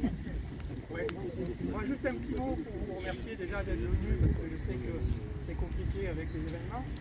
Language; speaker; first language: French; native; French